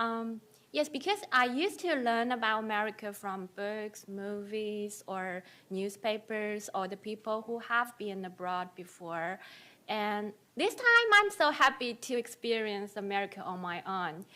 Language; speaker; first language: English; non-native, fluent; Chinese